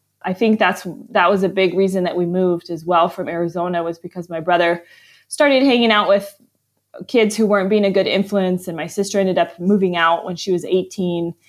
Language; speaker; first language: English; native; English